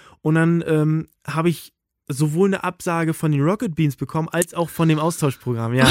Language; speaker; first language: German; native; German